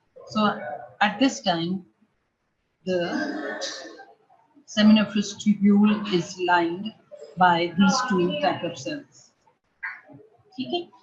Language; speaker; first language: English; non-native, local second language; Urdu